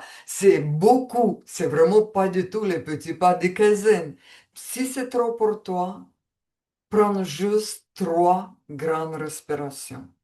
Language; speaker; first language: French; non-native, fluent; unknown